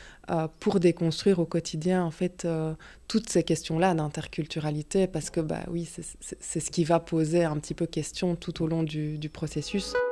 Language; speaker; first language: French; native; French